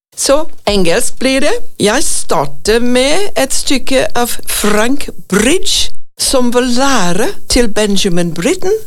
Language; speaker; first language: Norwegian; non-native, fluent; English